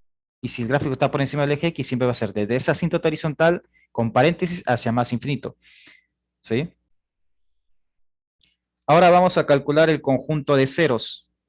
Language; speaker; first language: Spanish; native; Spanish